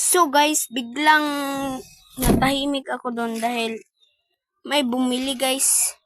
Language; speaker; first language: Filipino; non-native, local second language; Cebuano